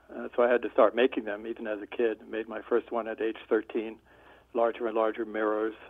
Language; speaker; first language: English; native; English